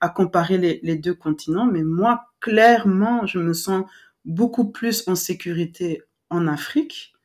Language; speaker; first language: French; non-native, local second language; Lingala